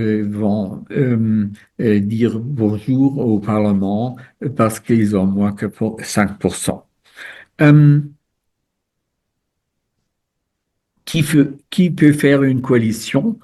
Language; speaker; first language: French; non-native, fluent; German